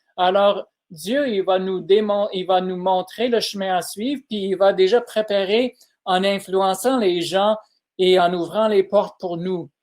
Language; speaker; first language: French; non-native, fluent; English